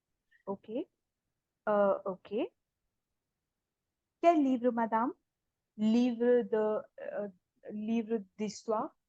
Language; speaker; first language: French; non-native, fluent; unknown